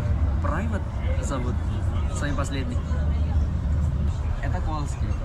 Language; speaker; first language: Russian; non-native, learner; Indonesian